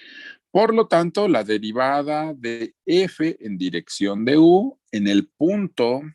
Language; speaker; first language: Spanish; native; Spanish